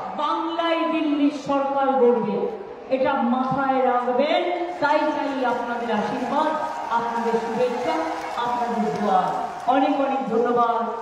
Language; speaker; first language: Bangla; native; Bangla